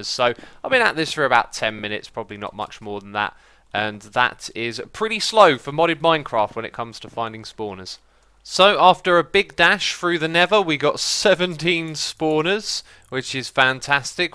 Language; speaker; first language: English; native; English